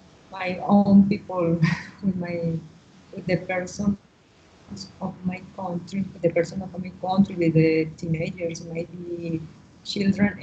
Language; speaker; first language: English; non-native, learner; Spanish